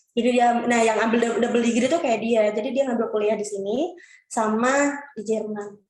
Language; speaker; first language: Indonesian; native; Indonesian